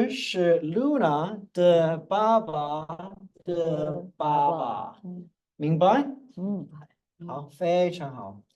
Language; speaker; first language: Chinese; non-native, fluent; English